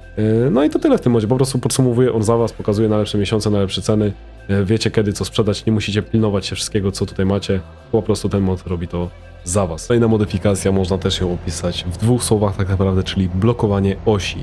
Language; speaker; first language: Polish; native; Polish